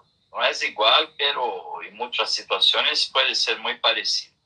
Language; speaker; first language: Spanish; non-native, learner; Portuguese